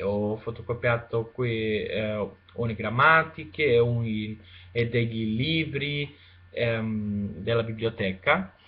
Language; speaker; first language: Italian; non-native, learner; Spanish